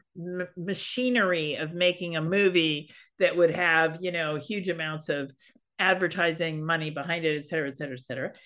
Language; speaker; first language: English; native; English